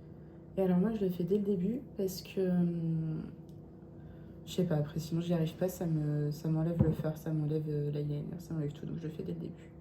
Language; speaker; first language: French; native; French